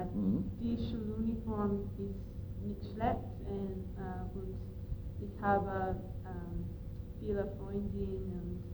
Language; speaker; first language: German; non-native, learner; English